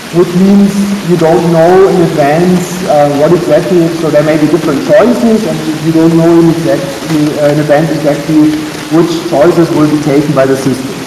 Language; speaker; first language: English; non-native, fluent; German